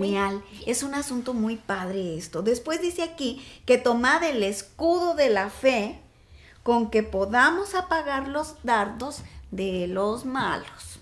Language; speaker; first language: Spanish; native; Spanish